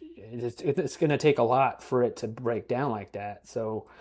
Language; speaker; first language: English; native; English